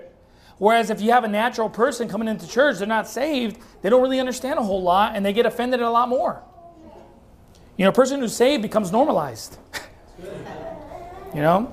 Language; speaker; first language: English; native; English